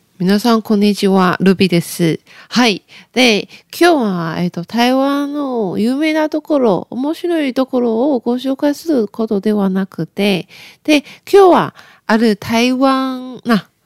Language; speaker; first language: Japanese; non-native, learner; Chinese